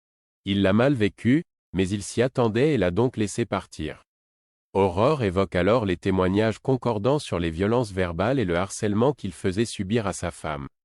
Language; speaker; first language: French; native; French